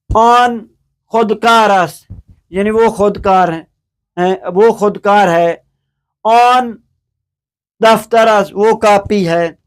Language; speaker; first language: Urdu; native; Urdu